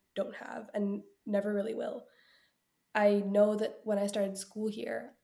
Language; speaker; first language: English; early bilingual, other home language; Ukrainian